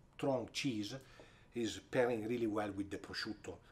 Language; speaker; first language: English; non-native, fluent; Italian